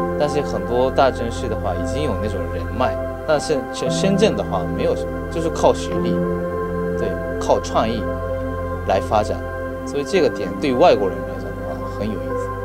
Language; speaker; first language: Chinese; non-native, fluent; Japanese